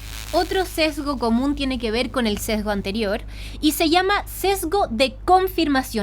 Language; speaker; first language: Spanish; native; Spanish